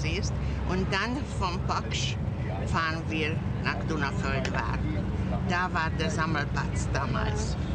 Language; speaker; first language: German; non-native, fluent; Hungarian